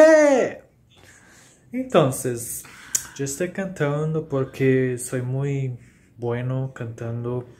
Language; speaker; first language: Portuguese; non-native, learner; Spanish